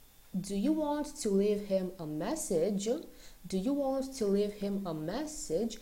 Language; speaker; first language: English; non-native, fluent; Romanian